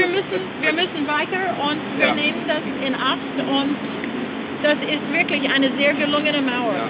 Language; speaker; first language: German; non-native, learner; English